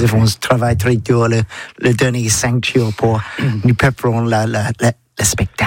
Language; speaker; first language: French; non-native, learner; English